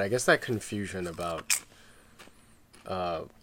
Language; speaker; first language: English; native; English